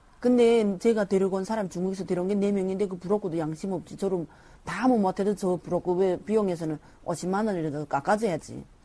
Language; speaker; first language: Korean; native; Korean